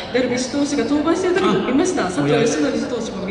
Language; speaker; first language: Japanese; native; Japanese